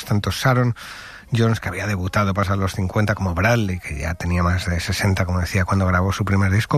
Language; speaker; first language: Spanish; native; Spanish